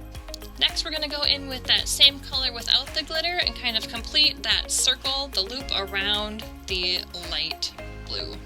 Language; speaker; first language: English; native; English